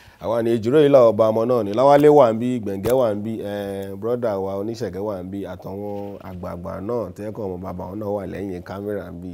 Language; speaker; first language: Yoruba; native; Yoruba